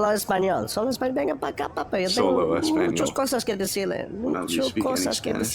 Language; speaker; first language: Spanish; early bilingual, heritage; Spanish